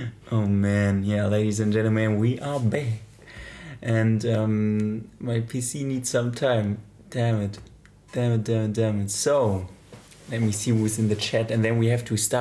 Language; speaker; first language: English; non-native, fluent; German